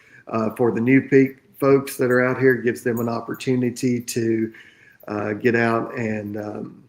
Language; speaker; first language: English; native; English